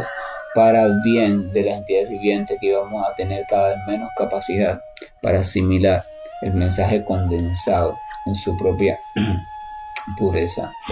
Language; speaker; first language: Spanish; native; Spanish